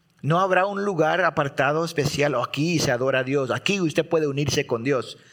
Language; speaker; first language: Spanish; early bilingual, heritage; Spanish